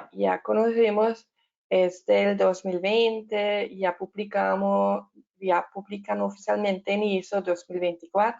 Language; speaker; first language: Spanish; non-native, learner; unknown